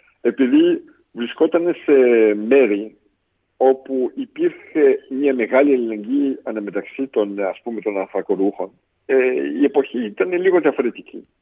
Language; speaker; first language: Greek; early bilingual, heritage; Greek